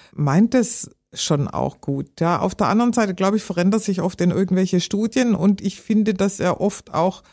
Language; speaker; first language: German; native; German